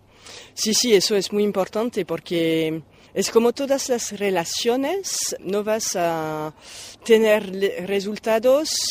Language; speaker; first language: Spanish; non-native, fluent; French